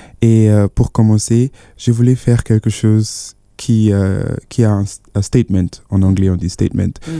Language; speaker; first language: French; non-native, fluent; Yoruba